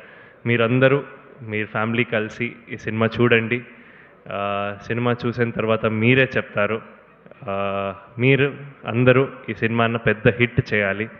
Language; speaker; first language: Telugu; non-native, learner; Kannada